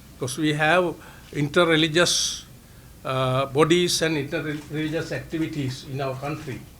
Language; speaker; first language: English; non-native, local second language; Sinhala